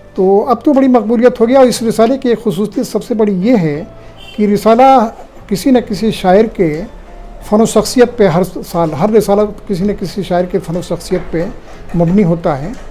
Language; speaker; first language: Urdu; native; Urdu